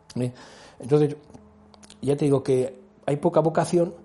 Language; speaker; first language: Spanish; native; Spanish